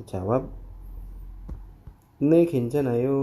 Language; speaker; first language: Korean; non-native, fluent; Indonesian